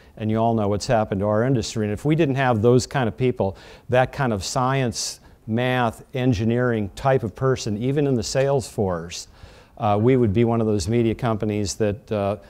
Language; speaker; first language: English; native; English